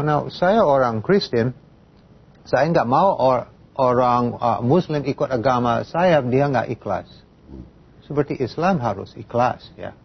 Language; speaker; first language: Indonesian; non-native, fluent; English